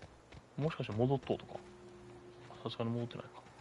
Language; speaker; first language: Japanese; native; Japanese